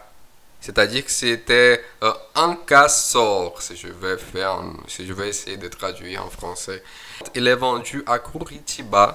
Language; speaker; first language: French; non-native, fluent; Portuguese